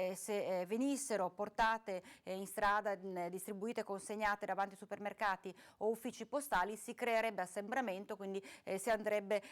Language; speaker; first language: Italian; native; Italian